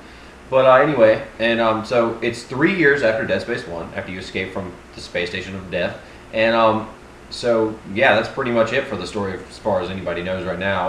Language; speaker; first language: English; native; English